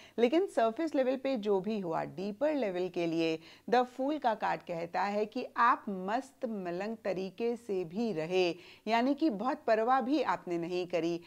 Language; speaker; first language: Hindi; native; Hindi